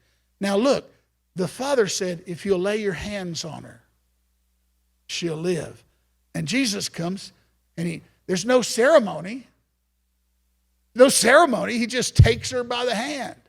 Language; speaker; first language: English; native; English